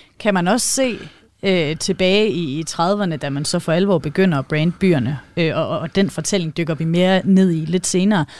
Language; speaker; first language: Danish; native; Danish